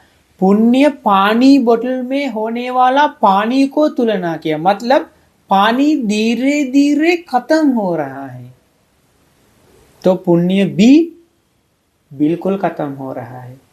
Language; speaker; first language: Hindi; non-native, fluent; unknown